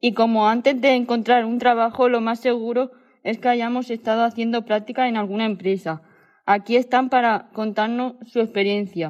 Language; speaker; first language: Spanish; native; Spanish